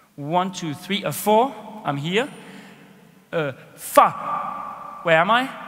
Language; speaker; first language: English; non-native, fluent; Danish